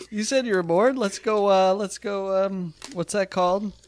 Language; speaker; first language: English; native; English